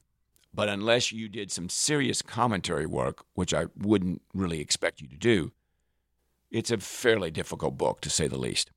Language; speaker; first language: English; native; English